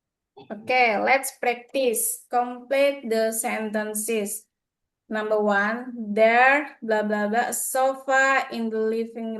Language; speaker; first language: English; non-native, learner; Indonesian